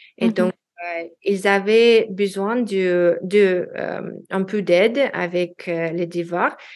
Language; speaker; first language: French; non-native, learner; Russian